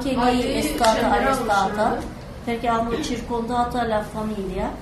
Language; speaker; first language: Italian; non-native, learner; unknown